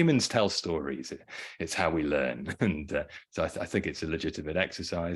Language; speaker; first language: English; native; English